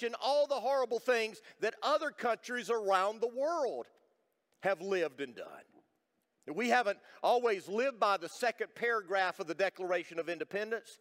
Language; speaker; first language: English; native; English